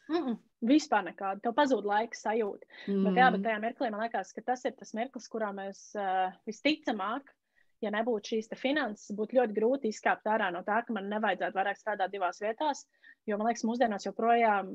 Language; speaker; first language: Latvian; native; Latvian